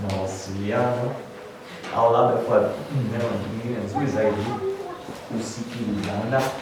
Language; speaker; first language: Swahili; non-native, fluent; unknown